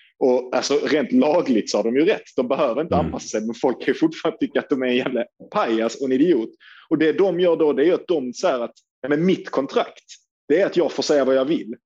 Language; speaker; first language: Swedish; early bilingual, other home language; Turkish